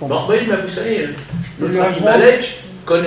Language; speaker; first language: French; native; French